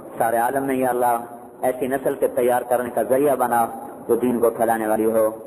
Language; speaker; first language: Urdu; non-native, local second language; Punjabi